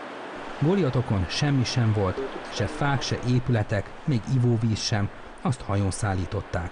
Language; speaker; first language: Hungarian; native; Hungarian